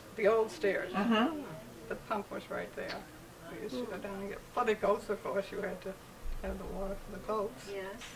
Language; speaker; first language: English; native; English